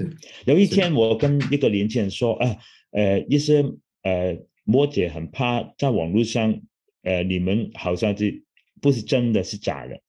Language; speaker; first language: Chinese; non-native, local second language; Cantonese